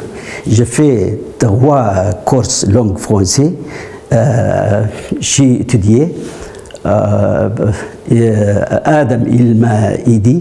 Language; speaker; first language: French; non-native, learner; Arabic